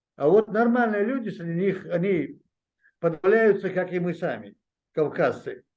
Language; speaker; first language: Russian; non-native, local second language; Chechen